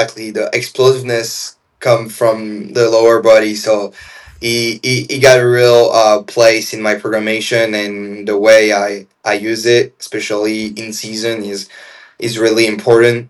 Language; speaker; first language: English; non-native, fluent; French